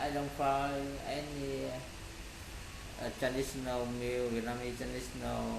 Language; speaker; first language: English; non-native, learner; Vietnamese